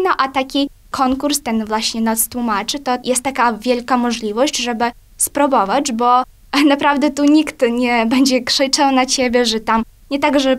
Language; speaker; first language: Polish; non-native, fluent; Ukrainian